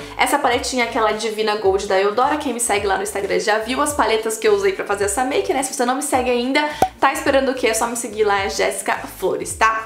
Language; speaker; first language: Portuguese; native; Portuguese